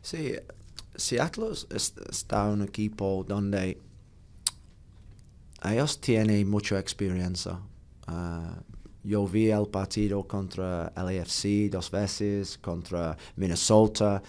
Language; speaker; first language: Spanish; non-native, learner; English